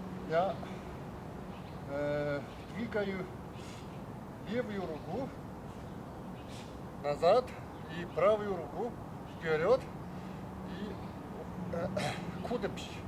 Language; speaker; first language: Russian; non-native, learner; Chinese